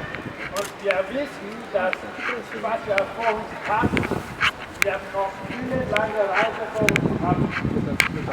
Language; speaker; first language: German; non-native, learner; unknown